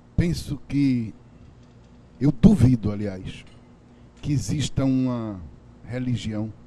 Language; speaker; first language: Portuguese; native; Portuguese